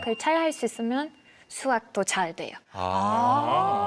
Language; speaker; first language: Korean; non-native, fluent; English